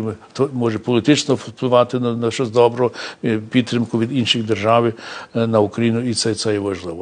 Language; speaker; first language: Ukrainian; early bilingual, heritage; English